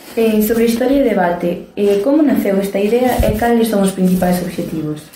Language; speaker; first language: Galician; non-native, local second language; Spanish